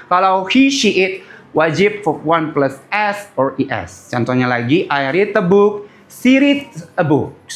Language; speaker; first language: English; non-native, learner; Indonesian